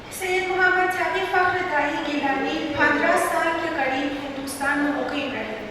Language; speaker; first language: Urdu; non-native, fluent; Persian